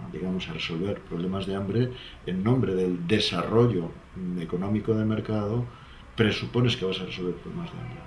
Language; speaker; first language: Spanish; native; Spanish